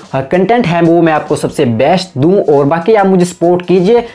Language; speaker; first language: Hindi; native; Hindi